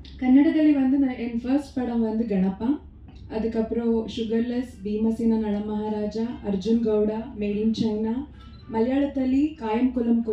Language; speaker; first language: Tamil; non-native, local second language; Kannada